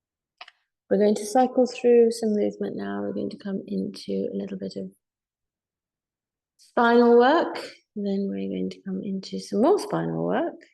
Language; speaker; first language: English; native; English